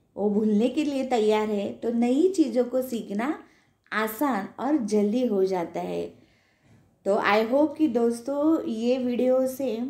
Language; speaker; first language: Hindi; non-native, local second language; Marathi